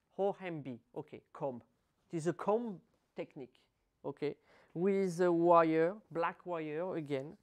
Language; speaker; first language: English; non-native, learner; French